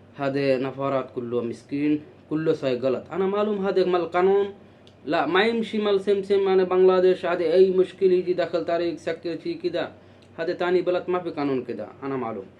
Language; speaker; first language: Arabic; non-native, learner; Bangla